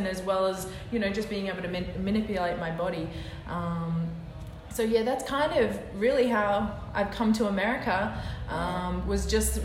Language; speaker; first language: English; native; English